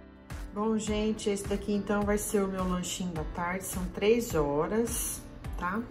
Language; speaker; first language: Portuguese; native; Portuguese